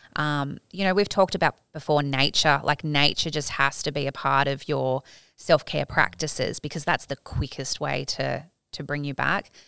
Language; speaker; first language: English; native; English